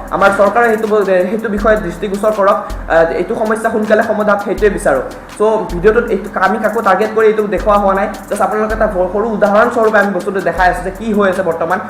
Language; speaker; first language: Assamese; native; Assamese